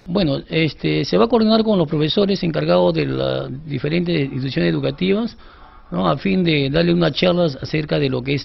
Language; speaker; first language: Spanish; native; Spanish